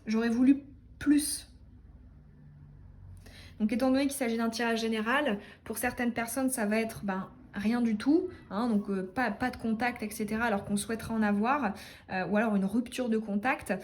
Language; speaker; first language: French; native; French